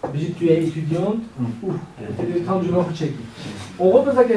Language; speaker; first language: French; non-native, fluent; Kurdish